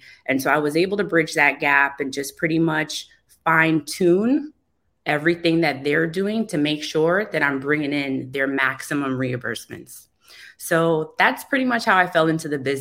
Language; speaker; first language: English; native; English